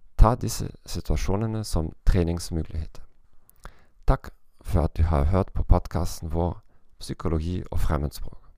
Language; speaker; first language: Norwegian; non-native, learner; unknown